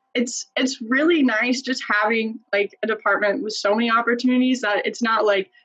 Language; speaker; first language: English; native; English